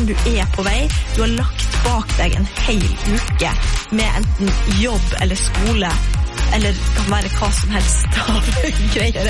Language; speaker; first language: Norwegian; native; Norwegian